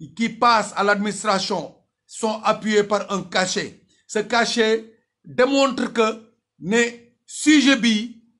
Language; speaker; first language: French; non-native, local second language; Wolof